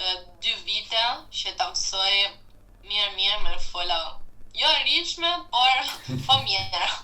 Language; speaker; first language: Albanian; non-native, fluent; Italian